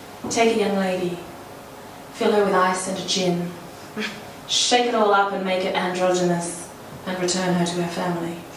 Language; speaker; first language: English; native; English